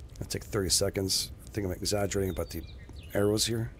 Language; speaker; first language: English; native; English